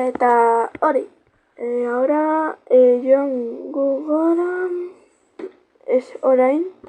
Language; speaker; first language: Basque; non-native, local second language; Spanish